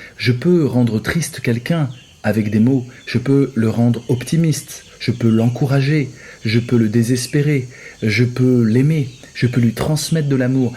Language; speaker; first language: French; native; French